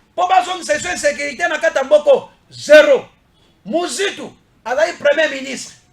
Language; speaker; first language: Lingala; non-native, local second language; Mongo